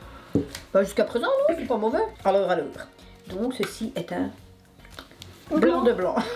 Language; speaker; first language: French; native; French